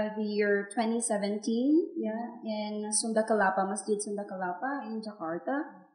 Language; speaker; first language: English; non-native, local second language; Filipino